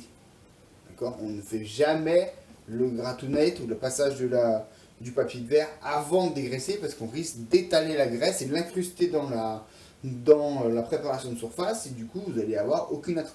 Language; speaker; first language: French; native; French